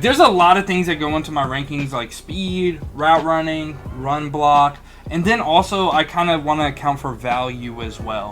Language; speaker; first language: English; native; English